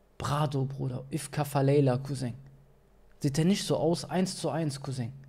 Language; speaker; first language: German; early bilingual, other home language; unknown